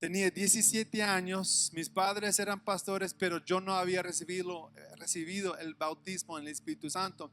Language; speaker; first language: Spanish; non-native, fluent; English